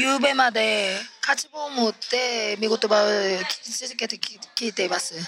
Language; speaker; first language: Japanese; non-native, fluent; Korean